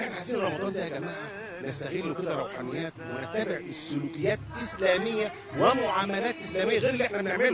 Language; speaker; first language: Arabic; native; Arabic